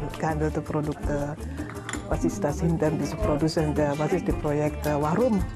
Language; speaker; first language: German; non-native, learner; Indonesian